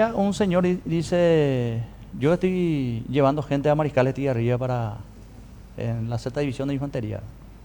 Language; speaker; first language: Spanish; native; Spanish